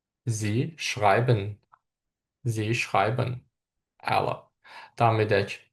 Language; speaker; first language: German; non-native, fluent; Azerbaijani